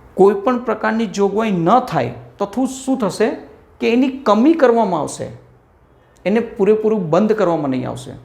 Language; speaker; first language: Gujarati; non-native, local second language; Hindi